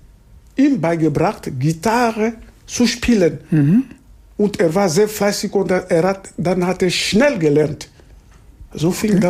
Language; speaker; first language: German; non-native, fluent; Lingala